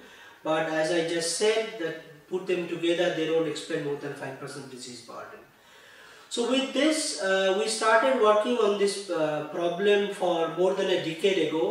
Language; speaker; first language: English; non-native, local second language; Bangla